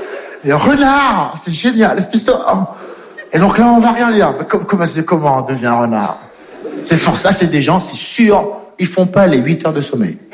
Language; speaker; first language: French; native; French